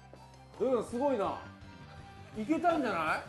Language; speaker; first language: Japanese; native; Japanese